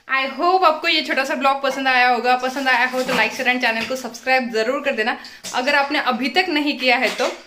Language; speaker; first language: Hindi; native; Hindi